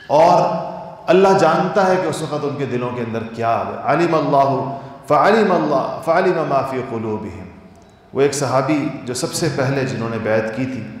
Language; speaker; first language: Urdu; native; Urdu